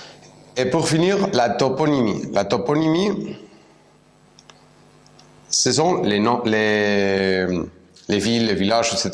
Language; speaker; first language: French; non-native, fluent; Spanish